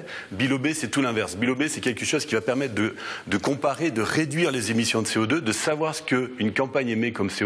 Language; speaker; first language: French; native; French